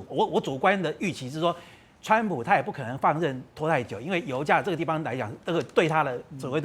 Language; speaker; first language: Chinese; native; Chinese